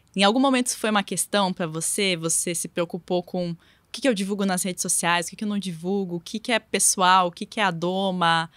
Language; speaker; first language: Portuguese; native; Portuguese